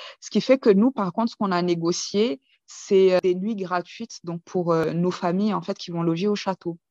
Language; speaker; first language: French; early bilingual, other home language; Kinyarwanda